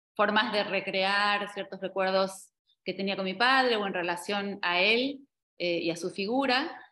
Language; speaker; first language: Spanish; native; Spanish